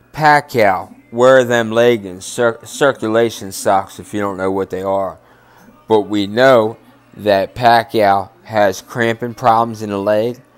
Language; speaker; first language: English; native; English